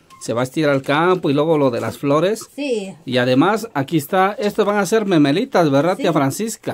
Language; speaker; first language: Spanish; native; Spanish